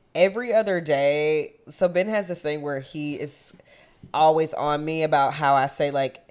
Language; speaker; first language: English; native; English